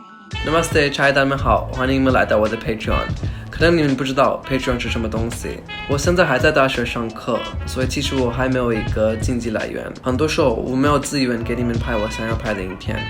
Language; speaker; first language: Chinese; early bilingual, other home language; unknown